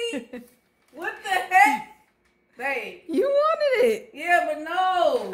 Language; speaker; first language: English; native; English